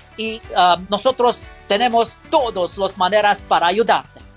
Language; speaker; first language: Spanish; non-native, learner; English